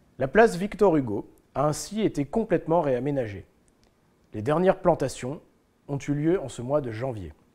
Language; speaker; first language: French; native; French